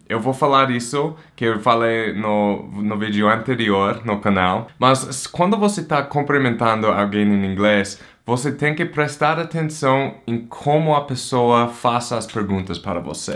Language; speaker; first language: Portuguese; non-native, fluent; English